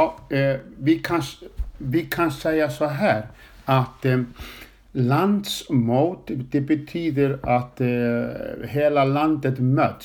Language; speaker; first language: Swedish; non-native, fluent; Icelandic